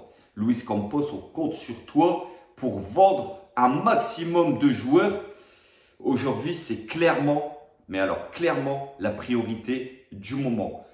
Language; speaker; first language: French; native; French